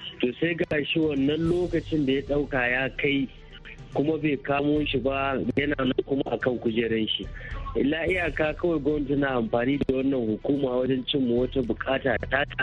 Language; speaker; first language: Hausa; native; Hausa